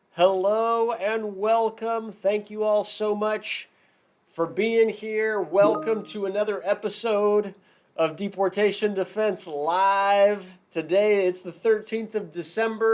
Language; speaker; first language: English; native; English